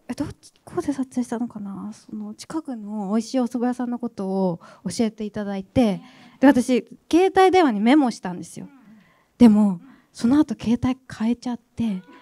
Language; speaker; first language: Japanese; native; Japanese